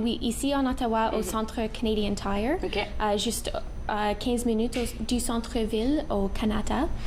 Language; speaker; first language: French; non-native, local second language; English